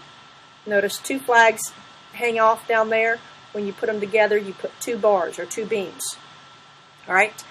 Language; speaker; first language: English; native; English